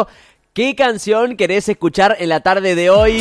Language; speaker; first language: Spanish; native; Spanish